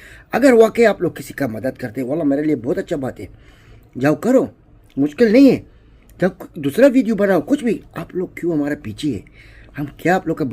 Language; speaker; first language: Hindi; non-native, learner; Arabic